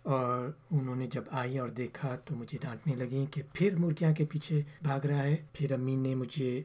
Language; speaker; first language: Urdu; early bilingual, heritage; Urdu